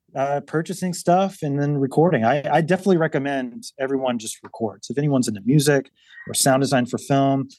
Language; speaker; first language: English; native; English